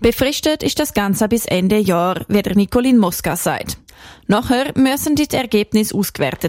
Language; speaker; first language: German; native; German